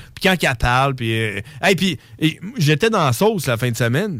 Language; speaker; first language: French; native; French